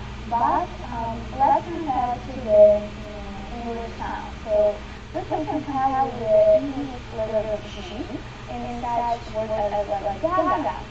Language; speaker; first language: English; non-native, learner; Ukrainian